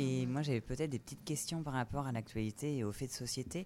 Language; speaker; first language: French; native; French